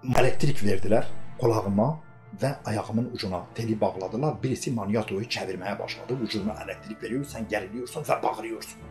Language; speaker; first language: Turkish; non-native, local second language; Kurdish